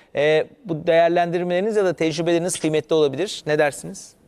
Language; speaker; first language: Turkish; native; Turkish